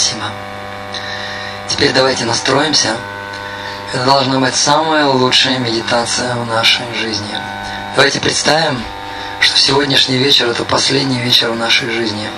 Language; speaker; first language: Russian; native; Russian